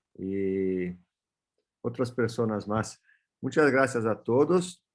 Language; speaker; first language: Spanish; non-native, fluent; Portuguese